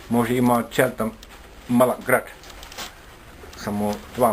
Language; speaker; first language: Bulgarian; non-native, learner; Finnish